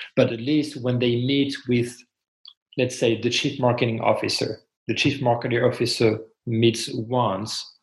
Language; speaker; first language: English; non-native, fluent; French